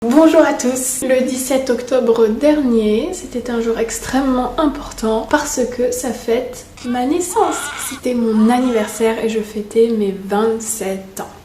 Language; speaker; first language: French; native; French